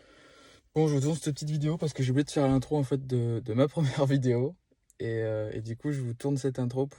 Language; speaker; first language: French; native; French